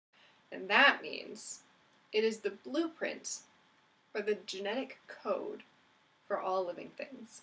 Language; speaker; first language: English; native; English